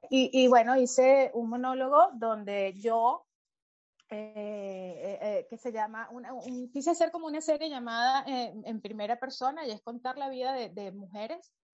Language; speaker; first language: Spanish; native; Spanish